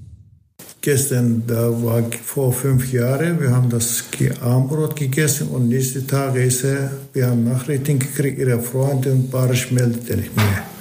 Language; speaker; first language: German; non-native, learner; Turkish